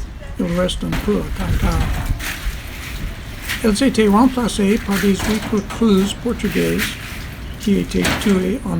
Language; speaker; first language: French; non-native, fluent; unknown